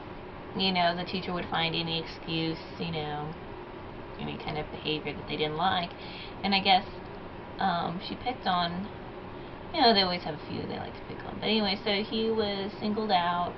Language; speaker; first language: English; native; English